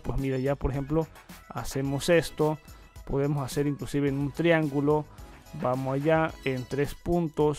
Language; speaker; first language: Spanish; native; Spanish